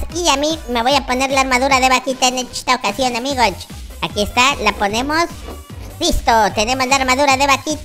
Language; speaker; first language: Spanish; native; Spanish